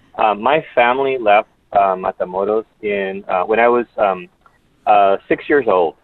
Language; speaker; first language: English; early bilingual, other home language; Spanish